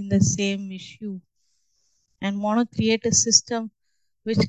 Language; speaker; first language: English; non-native, local second language; Tamil